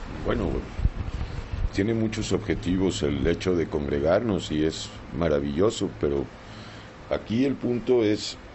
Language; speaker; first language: Spanish; native; Spanish